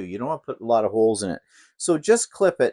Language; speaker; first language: English; native; English